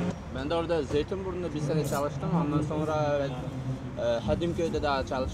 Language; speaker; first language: Turkish; non-native, fluent; Uzbek